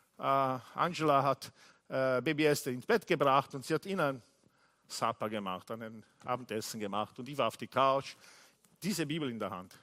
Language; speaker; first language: German; non-native, fluent; English